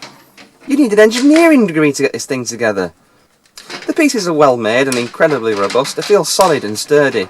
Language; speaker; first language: English; native; English